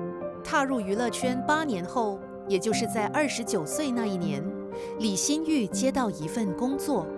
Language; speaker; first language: Chinese; native; Chinese